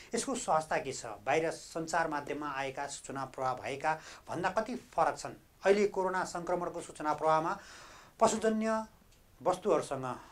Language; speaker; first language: Nepali; native; Nepali